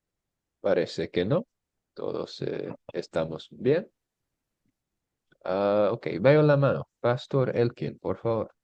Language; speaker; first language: Spanish; non-native, fluent; English